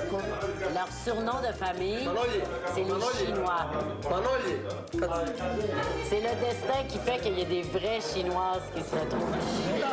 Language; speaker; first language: French; native; French